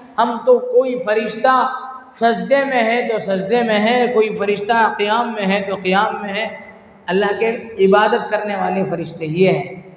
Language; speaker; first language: Urdu; native; Urdu